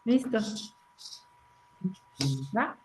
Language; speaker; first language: Spanish; native; Spanish